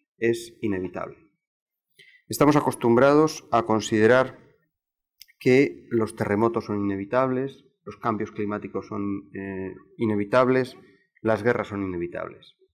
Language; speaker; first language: Spanish; native; Spanish